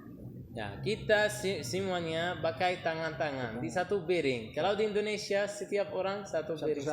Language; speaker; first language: Indonesian; non-native, learner; Arabic